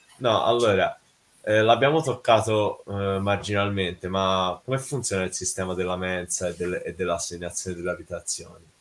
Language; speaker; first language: Italian; native; Italian